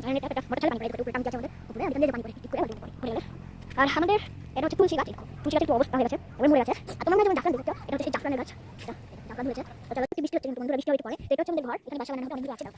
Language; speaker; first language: Bangla; native; Bangla